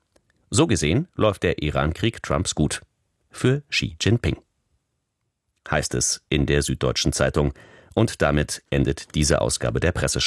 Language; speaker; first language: German; native; German